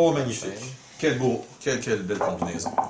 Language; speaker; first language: French; native; French